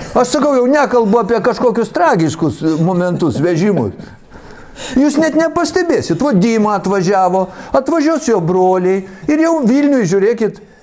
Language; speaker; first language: Lithuanian; native; Lithuanian